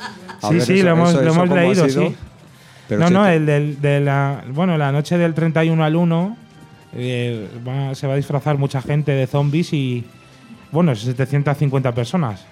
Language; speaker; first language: Spanish; native; Spanish